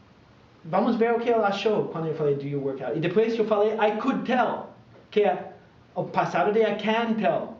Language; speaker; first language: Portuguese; non-native, fluent; English